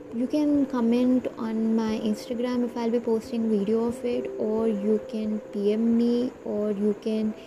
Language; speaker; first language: English; non-native, local second language; Hindi